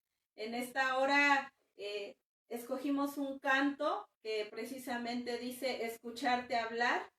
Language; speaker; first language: Spanish; native; Spanish